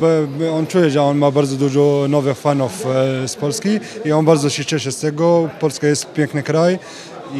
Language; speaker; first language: Polish; early bilingual, heritage; Polish